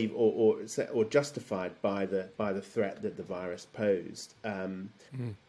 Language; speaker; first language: English; native; English